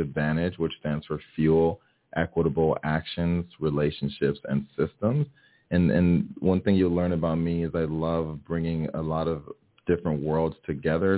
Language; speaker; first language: English; early bilingual, other home language; Haitian Creole